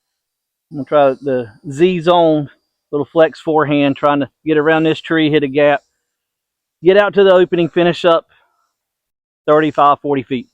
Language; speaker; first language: English; native; English